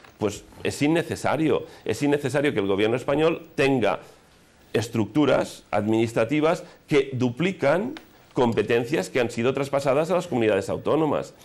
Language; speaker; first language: Spanish; non-native, local second language; Catalan